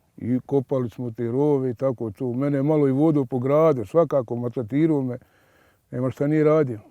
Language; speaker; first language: Bosnian; native; Bosnian